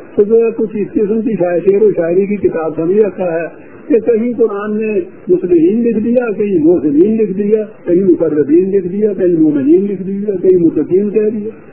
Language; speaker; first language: Urdu; non-native, local second language; Punjabi